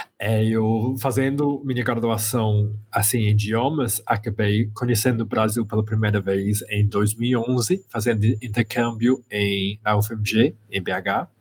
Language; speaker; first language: Portuguese; non-native, fluent; English